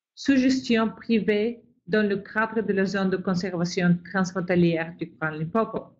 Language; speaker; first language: French; non-native, fluent; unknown